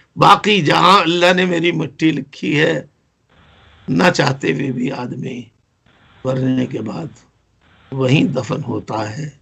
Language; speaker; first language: Urdu; native; Urdu